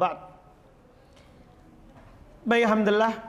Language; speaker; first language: Indonesian; native; Indonesian